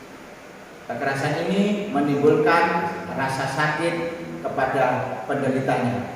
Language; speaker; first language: Indonesian; native; Indonesian